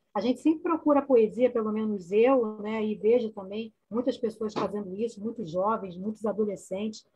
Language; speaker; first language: Portuguese; native; Portuguese